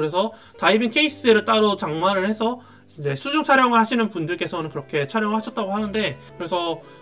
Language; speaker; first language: Korean; native; Korean